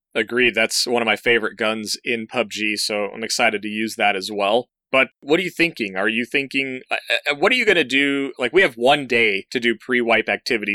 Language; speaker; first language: English; native; English